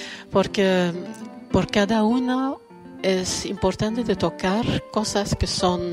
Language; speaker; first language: Spanish; non-native, fluent; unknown